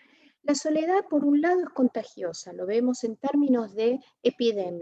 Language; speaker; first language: Spanish; native; Spanish